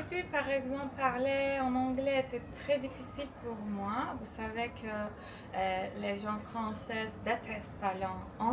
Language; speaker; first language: French; non-native, fluent; Turkish